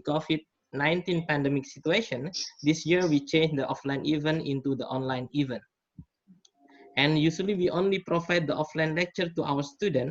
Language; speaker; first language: English; non-native, fluent; Indonesian